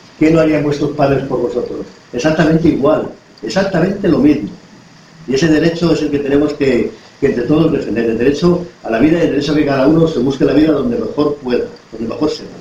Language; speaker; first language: Spanish; native; Spanish